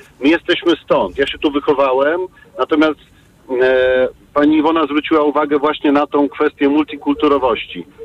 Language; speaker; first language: Polish; native; Polish